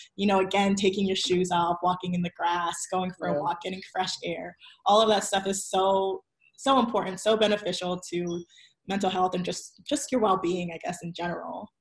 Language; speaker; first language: English; native; English